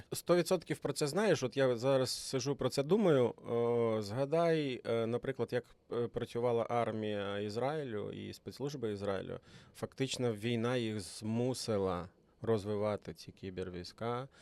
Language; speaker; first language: Ukrainian; native; Ukrainian